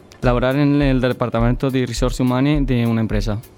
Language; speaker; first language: Italian; non-native, learner; Spanish